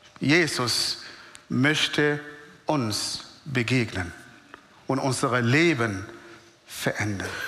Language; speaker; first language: German; non-native, fluent; Arabic